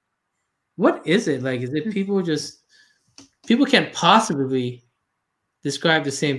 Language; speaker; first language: English; non-native, fluent; Lao